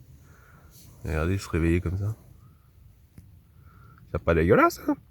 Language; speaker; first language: French; native; French